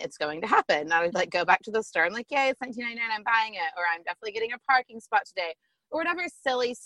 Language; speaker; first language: English; native; English